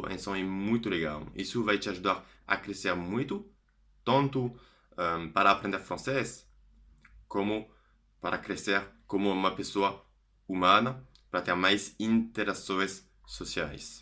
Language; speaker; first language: Portuguese; non-native, fluent; French